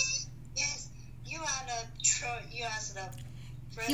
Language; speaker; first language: English; non-native, learner; Chinese